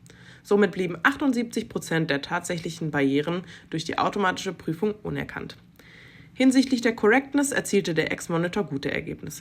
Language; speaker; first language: German; native; German